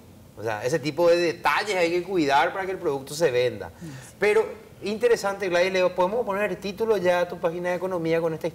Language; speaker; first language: Spanish; native; Spanish